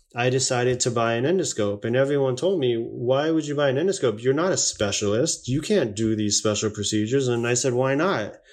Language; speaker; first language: English; native; English